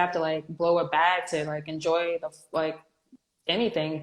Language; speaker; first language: English; native; English